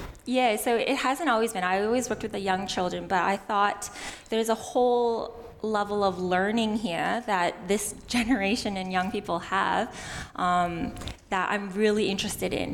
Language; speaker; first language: English; native; English